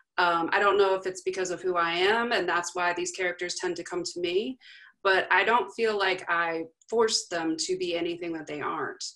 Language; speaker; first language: English; native; English